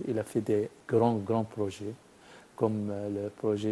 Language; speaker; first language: French; non-native, fluent; Arabic